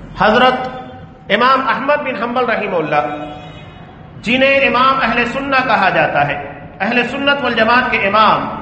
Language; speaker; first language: Urdu; native; Urdu